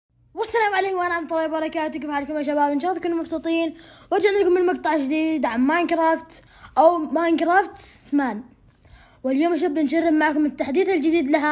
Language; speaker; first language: Arabic; native; Arabic